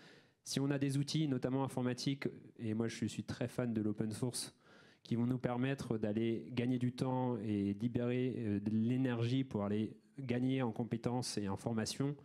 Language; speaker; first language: French; native; French